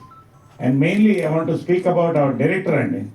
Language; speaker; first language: Telugu; native; Telugu